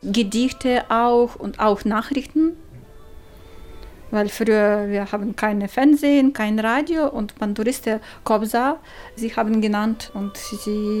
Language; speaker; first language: German; non-native, learner; Ukrainian